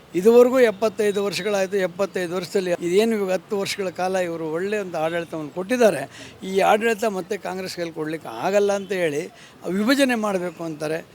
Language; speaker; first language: Kannada; native; Kannada